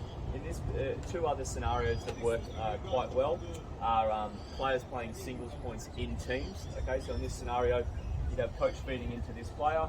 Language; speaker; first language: English; native; English